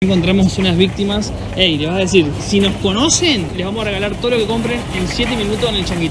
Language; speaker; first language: Spanish; native; Spanish